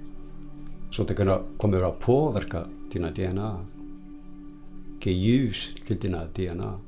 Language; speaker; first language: Swedish; non-native, fluent; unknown